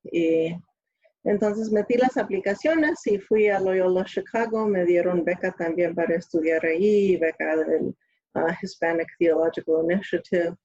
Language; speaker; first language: Spanish; early bilingual, other home language; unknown